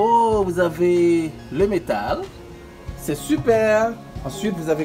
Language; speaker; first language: French; non-native, local second language; Haitian Creole